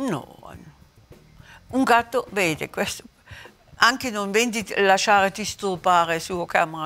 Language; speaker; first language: Italian; non-native, learner; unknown